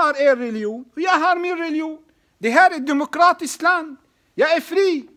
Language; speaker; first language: Swedish; non-native, fluent; Arabic